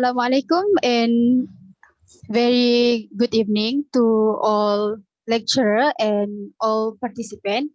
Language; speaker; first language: English; non-native, learner; Indonesian